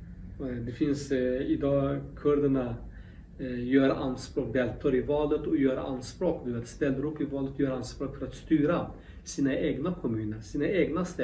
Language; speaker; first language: Swedish; non-native, local second language; Kurdish